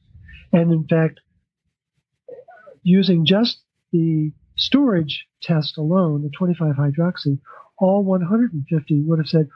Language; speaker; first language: English; native; English